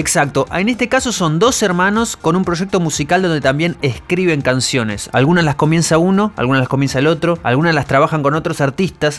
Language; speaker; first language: Spanish; native; Spanish